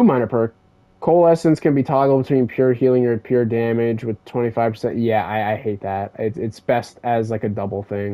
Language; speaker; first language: English; native; English